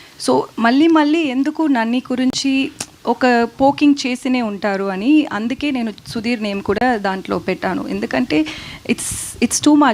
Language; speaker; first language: Telugu; non-native, fluent; Tamil